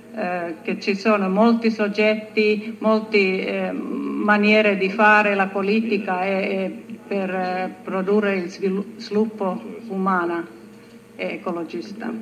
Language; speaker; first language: Italian; non-native, learner; Finnish